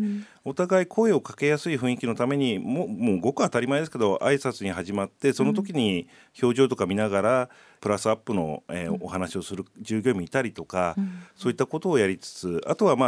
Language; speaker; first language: Japanese; native; Japanese